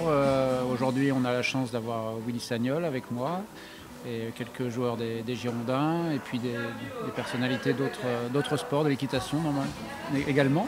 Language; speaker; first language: French; native; French